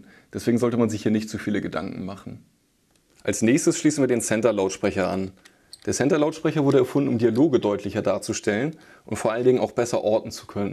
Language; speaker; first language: German; native; German